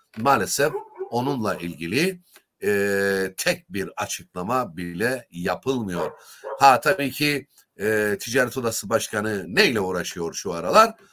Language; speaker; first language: Turkish; native; Turkish